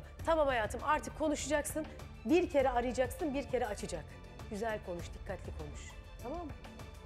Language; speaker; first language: Turkish; native; Turkish